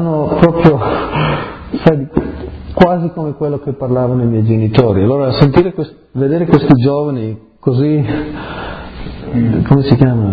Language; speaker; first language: Italian; early bilingual, heritage; Friulian